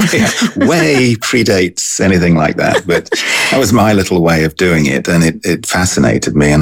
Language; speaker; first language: English; native; English